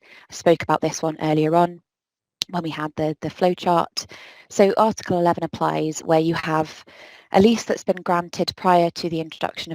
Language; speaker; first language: English; native; English